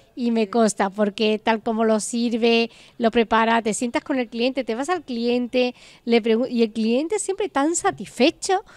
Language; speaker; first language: Spanish; native; Spanish